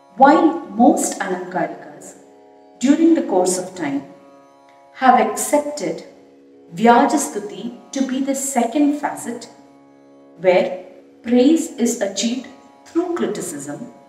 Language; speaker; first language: English; non-native, local second language; Tamil